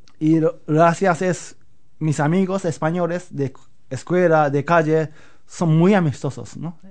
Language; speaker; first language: Spanish; non-native, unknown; Japanese